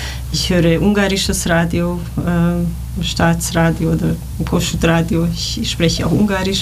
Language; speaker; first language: German; non-native, fluent; Romanian